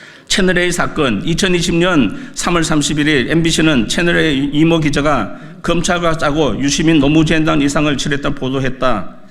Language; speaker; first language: Korean; native; Korean